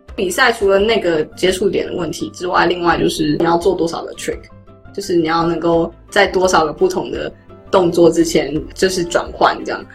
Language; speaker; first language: Chinese; native; Chinese